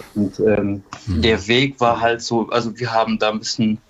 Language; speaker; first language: German; non-native, fluent; Arabic